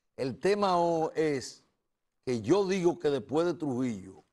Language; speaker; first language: Spanish; native; Spanish